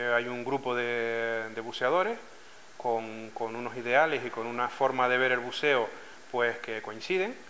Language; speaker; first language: Spanish; native; Spanish